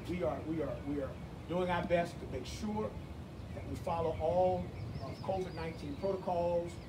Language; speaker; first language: English; native; English